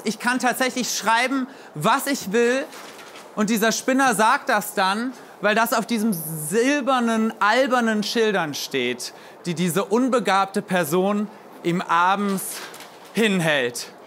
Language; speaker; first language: German; native; German